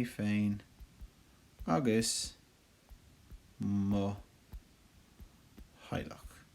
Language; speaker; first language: Irish; non-native, local second language; English